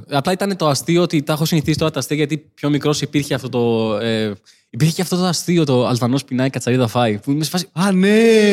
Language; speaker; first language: Greek; early bilingual, other home language; Albanian